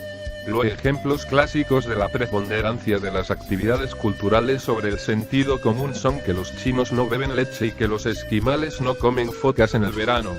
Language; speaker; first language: Spanish; native; Spanish